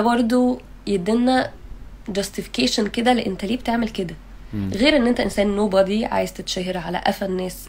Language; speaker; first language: Arabic; native; Arabic